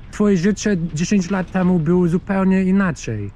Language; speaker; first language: Polish; non-native, learner; English